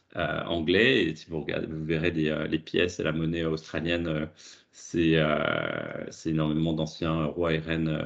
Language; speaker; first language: French; native; French